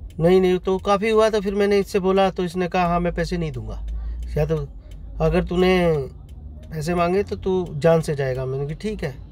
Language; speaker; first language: Hindi; native; Hindi